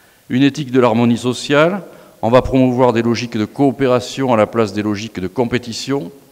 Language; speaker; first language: French; native; French